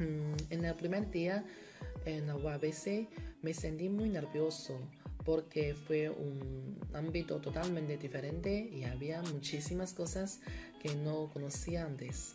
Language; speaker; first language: Spanish; non-native, fluent; Chinese